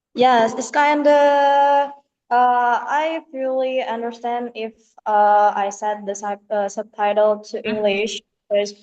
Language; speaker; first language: English; non-native, local second language; Indonesian